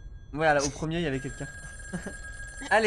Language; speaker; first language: French; native; French